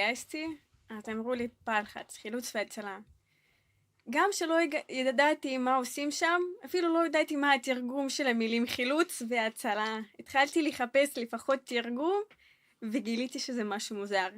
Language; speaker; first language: Hebrew; non-native, fluent; Russian